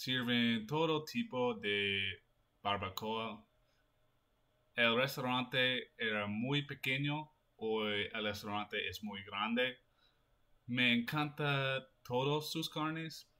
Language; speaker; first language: Spanish; non-native, learner; English